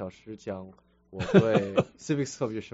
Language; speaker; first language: Chinese; early bilingual, heritage; Chinese